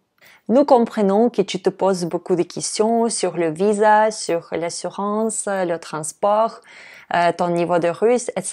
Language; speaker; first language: French; non-native, fluent; Russian